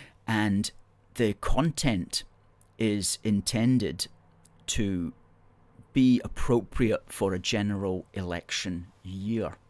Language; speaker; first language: English; native; English